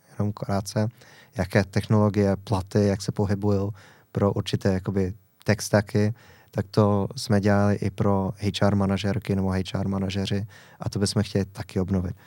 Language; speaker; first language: Czech; non-native, fluent; English